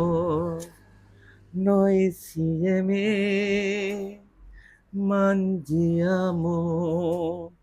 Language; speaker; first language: Italian; non-native, learner; Bangla